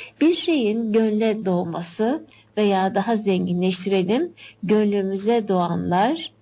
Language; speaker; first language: Turkish; native; Turkish